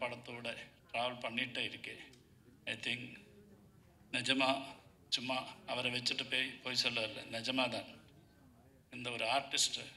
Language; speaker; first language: Tamil; non-native, learner; Malayalam